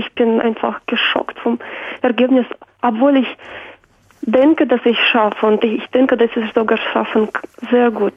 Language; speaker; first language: German; non-native, fluent; Russian